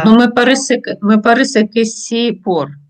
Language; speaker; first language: Spanish; non-native, learner; Russian